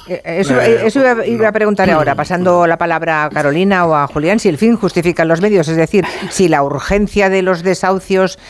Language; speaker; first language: Spanish; native; Spanish